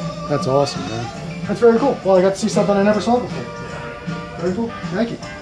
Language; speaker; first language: English; native; English